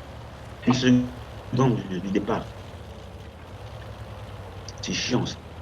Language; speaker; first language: French; native; French